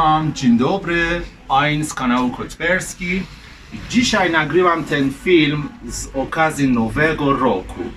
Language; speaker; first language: Polish; non-native, learner; Persian